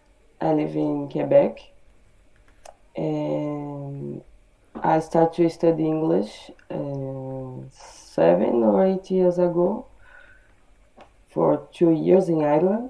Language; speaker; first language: English; non-native, learner; Portuguese